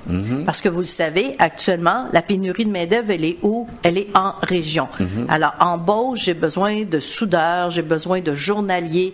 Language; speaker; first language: French; native; French